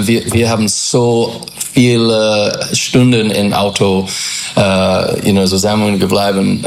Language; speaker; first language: German; non-native, learner; English